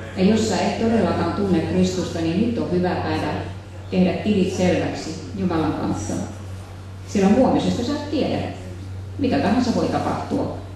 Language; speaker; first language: Finnish; native; Finnish